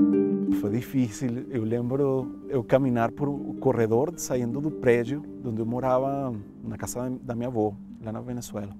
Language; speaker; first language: Portuguese; non-native, fluent; Spanish